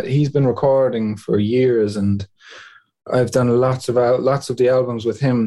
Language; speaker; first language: English; native; English